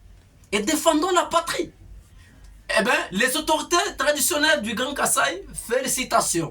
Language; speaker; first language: French; non-native, local second language; Lingala